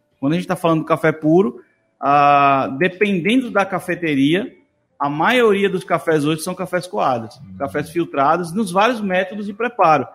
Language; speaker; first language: Portuguese; native; Portuguese